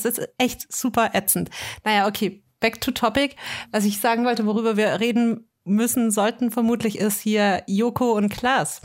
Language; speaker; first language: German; native; German